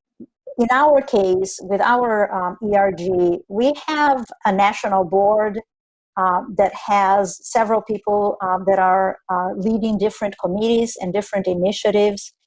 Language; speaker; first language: English; non-native, fluent; Spanish